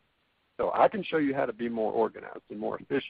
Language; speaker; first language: English; native; English